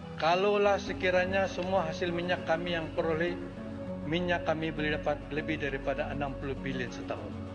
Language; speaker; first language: Malay; native; Malay